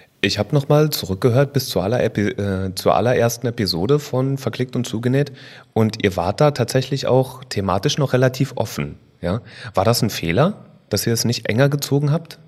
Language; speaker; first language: German; native; German